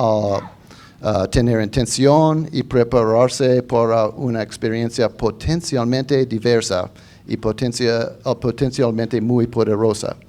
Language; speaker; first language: Spanish; non-native, fluent; English